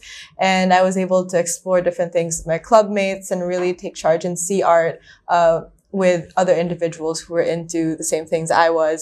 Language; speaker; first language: English; non-native, local second language; Filipino